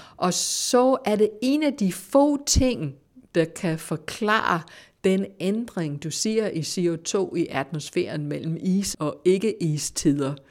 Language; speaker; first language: Danish; non-native, fluent; English